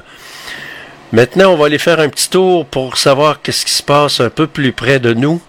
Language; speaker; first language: French; native; French